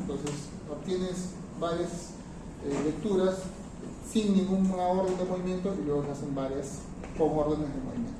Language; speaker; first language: Spanish; native; Spanish